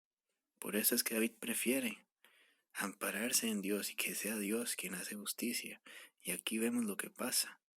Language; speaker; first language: Spanish; native; Spanish